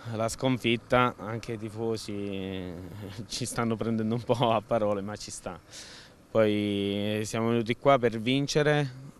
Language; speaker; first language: Italian; native; Italian